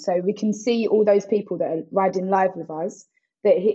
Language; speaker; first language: English; native; English